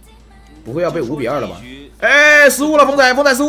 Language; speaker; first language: Chinese; native; Chinese